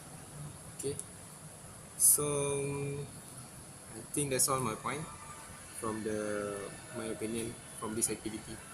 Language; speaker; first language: English; non-native, local second language; Malay